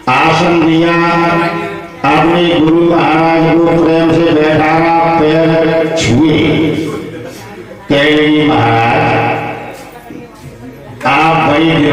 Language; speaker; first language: Hindi; native; Hindi